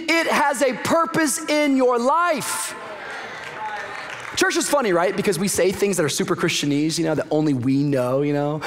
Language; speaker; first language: English; native; English